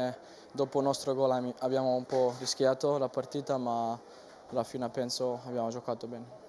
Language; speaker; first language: Italian; non-native, fluent; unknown